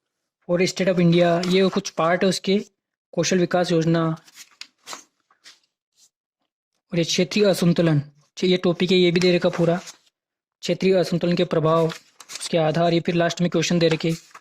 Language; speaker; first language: Hindi; native; Hindi